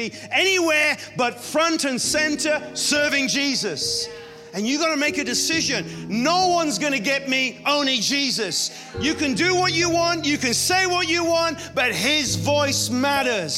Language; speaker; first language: English; native; English